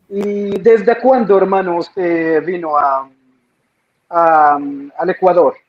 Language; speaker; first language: Spanish; non-native, fluent; Arabic